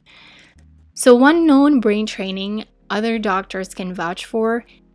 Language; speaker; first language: English; non-native, local second language; Filipino